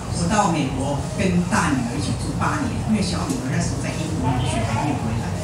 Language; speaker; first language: Chinese; non-native, local second language; Hakka Chinese